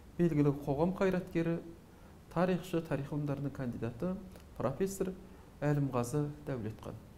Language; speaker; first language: Kazakh; native; Kazakh